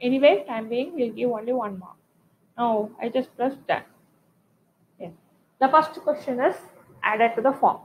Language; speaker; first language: English; non-native, local second language; Tamil